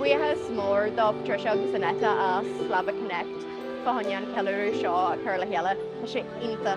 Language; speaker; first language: Irish; non-native, fluent; Polish